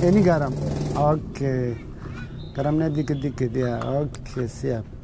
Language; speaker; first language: Indonesian; non-native, learner; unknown